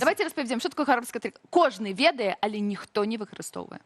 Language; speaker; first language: Belarusian; native; Belarusian